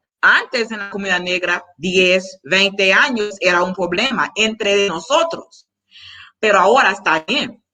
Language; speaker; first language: Spanish; non-native, learner; English